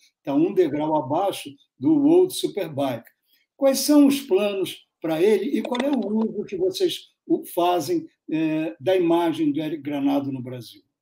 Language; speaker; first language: Portuguese; native; Portuguese